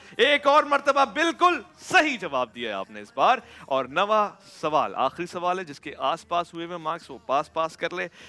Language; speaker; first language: Urdu; native; Urdu